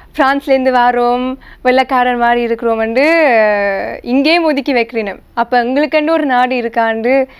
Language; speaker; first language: Tamil; early bilingual, heritage; Tamil